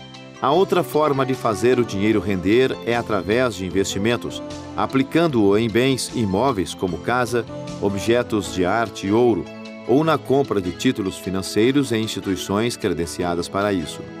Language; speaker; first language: Portuguese; native; Portuguese